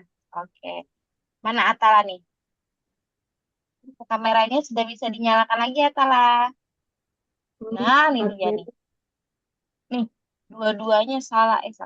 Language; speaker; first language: Indonesian; native; Indonesian